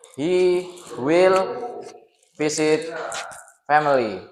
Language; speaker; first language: English; non-native, learner; Indonesian